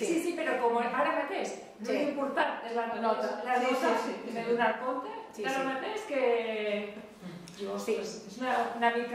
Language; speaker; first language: Catalan; non-native, local second language; Spanish